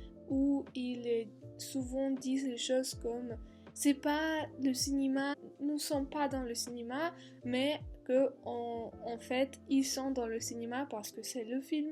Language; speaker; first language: French; non-native, learner; Russian